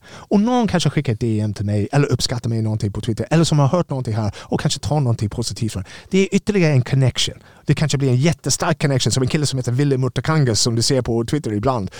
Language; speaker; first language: Swedish; non-native, fluent; English